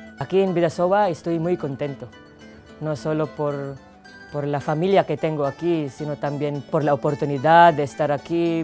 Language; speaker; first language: Spanish; non-native, fluent; Filipino